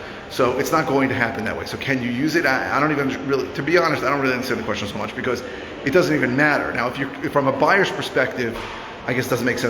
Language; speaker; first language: English; native; English